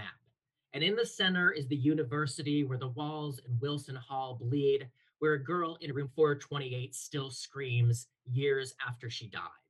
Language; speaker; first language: English; native; English